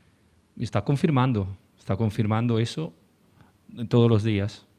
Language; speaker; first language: Portuguese; non-native, learner; Spanish